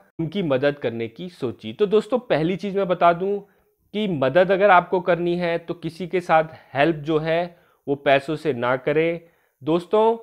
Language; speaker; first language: Hindi; native; Hindi